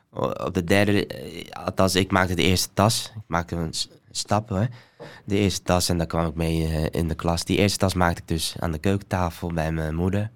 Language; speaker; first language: Dutch; early bilingual, other home language; Somali